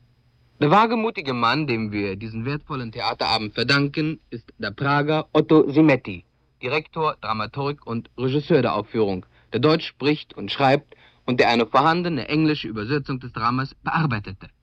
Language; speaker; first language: German; native; German